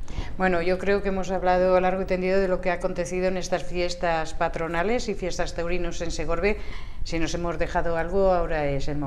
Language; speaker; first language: Spanish; native; Spanish